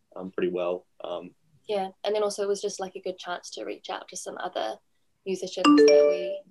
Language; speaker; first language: English; native; English